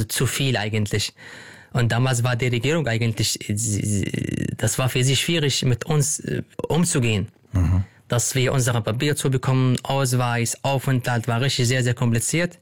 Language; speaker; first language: German; non-native, learner; Arabic